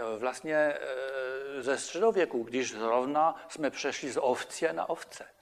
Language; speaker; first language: Czech; non-native, fluent; French